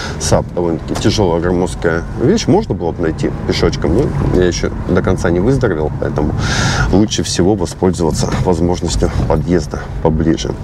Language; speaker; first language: Russian; native; Russian